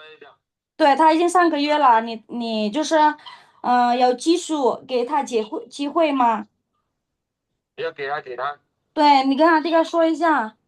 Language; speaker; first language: Chinese; non-native, fluent; Indonesian